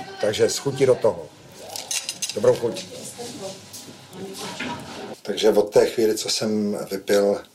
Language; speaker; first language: Czech; native; Czech